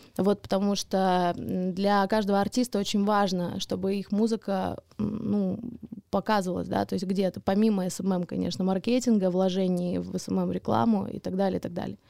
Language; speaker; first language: Russian; early bilingual, heritage; Russian